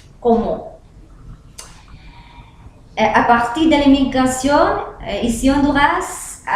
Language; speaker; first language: French; non-native, learner; Spanish